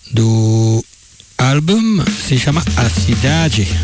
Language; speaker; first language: Portuguese; non-native, learner; English